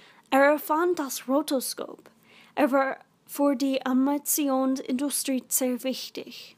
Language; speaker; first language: German; non-native, learner; English